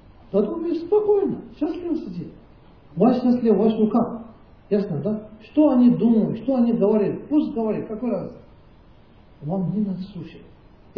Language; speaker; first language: Russian; non-native, learner; Tibetan